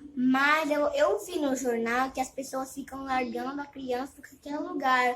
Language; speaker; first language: Portuguese; early bilingual, other home language; Haitian Creole